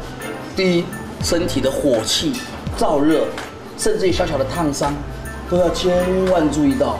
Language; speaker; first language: Chinese; native; Chinese